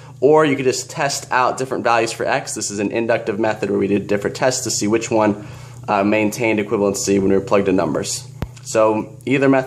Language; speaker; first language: English; native; English